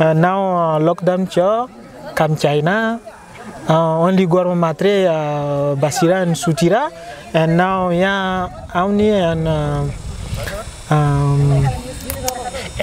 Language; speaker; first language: Nepali; non-native, learner; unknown